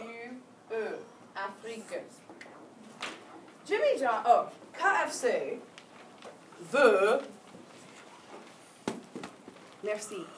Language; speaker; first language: French; non-native, fluent; English